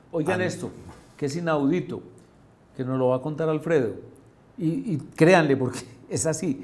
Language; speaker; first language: Spanish; native; Spanish